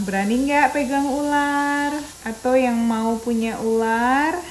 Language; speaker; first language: Indonesian; native; Indonesian